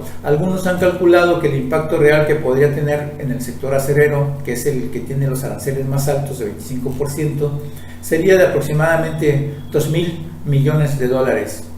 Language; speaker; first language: Spanish; native; Spanish